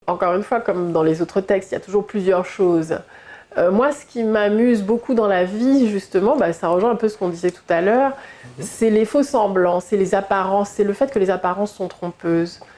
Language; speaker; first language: French; native; French